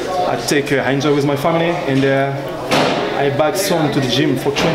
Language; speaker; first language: English; non-native, learner; French